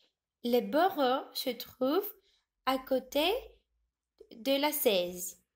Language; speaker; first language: French; non-native, learner; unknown